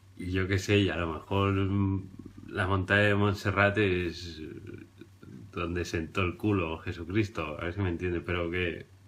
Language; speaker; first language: Spanish; native; Spanish